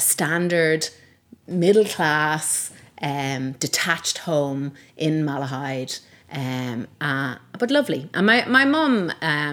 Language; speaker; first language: English; native; English